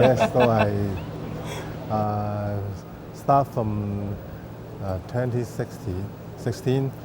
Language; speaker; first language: English; non-native, fluent; Cantonese